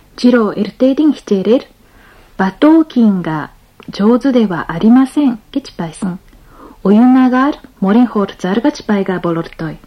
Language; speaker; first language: Mongolian; non-native, fluent; Japanese